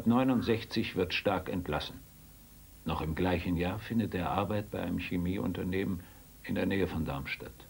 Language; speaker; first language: German; native; German